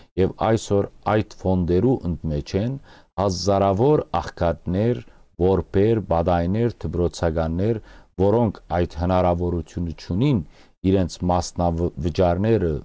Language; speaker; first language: Armenian; early bilingual, heritage; Armenian